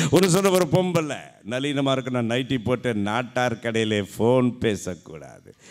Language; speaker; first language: Tamil; native; Tamil